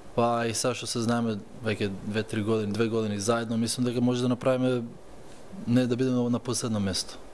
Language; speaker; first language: Macedonian; early bilingual, heritage; Macedonian